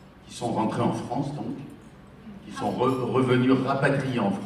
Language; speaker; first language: French; native; French